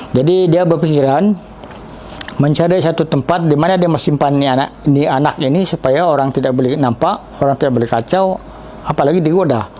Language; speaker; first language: Malay; non-native, local second language; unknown